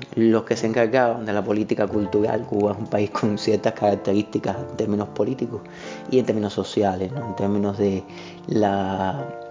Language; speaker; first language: Spanish; native; Spanish